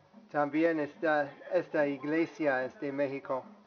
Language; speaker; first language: Spanish; non-native, learner; English